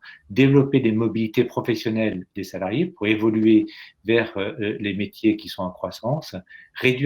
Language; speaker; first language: French; native; French